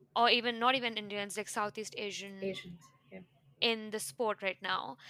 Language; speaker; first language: English; non-native, local second language; Hindi